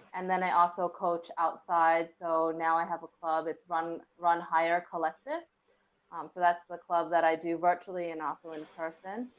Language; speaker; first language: English; early bilingual, other home language; Thai